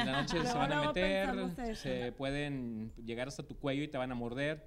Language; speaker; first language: Spanish; native; Spanish